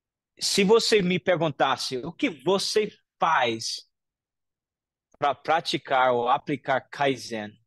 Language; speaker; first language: Portuguese; non-native, fluent; English